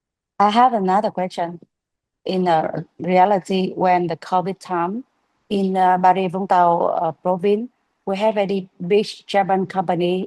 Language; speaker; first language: English; non-native, learner; Vietnamese